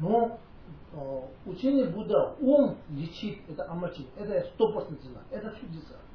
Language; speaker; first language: Russian; non-native, learner; Tibetan